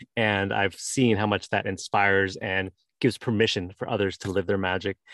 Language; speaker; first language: English; native; English